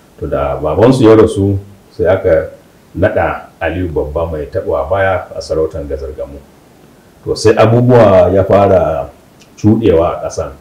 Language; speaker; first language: Hausa; non-native, local second language; Kanuri